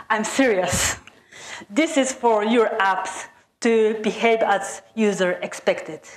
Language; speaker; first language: English; non-native, fluent; Japanese